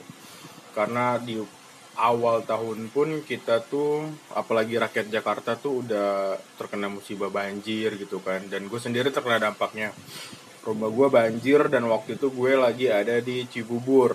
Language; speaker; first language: Indonesian; native; Indonesian